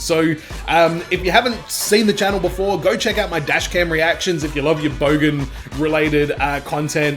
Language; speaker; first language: English; native; English